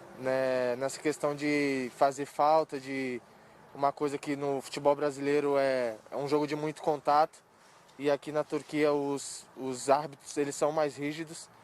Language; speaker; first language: Portuguese; native; Portuguese